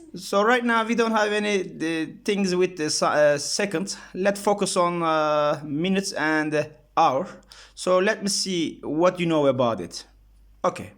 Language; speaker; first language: English; non-native, learner; Turkish